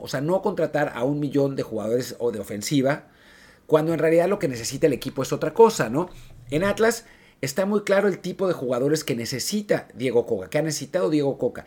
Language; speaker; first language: Spanish; native; Spanish